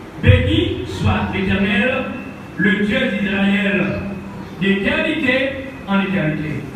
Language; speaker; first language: French; non-native, local second language; Haitian Creole